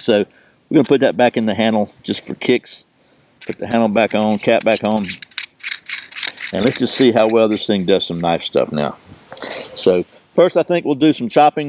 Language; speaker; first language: English; native; English